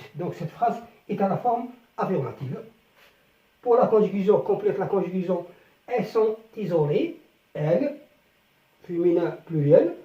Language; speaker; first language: French; non-native, local second language; Arabic